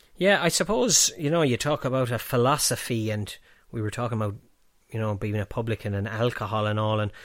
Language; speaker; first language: English; native; English